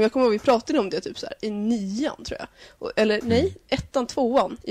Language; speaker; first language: Swedish; native; Swedish